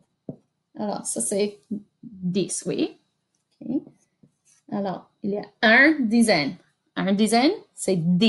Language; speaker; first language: French; non-native, fluent; English